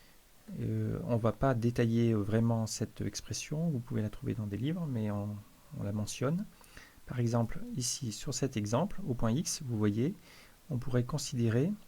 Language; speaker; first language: French; native; French